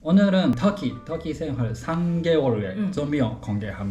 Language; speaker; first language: Korean; non-native, learner; Japanese